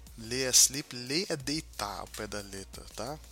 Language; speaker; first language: Portuguese; non-native, fluent; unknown